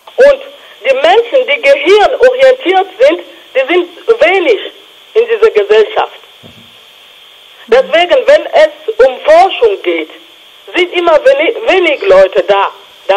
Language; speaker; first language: German; non-native, fluent; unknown